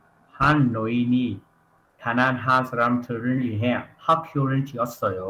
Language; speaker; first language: Korean; non-native, learner; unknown